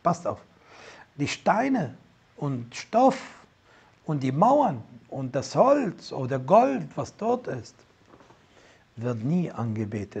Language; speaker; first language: German; non-native, fluent; Arabic